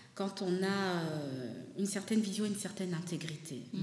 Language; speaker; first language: French; non-native, local second language; Lingala